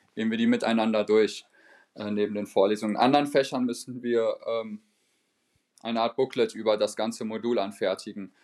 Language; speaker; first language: German; native; German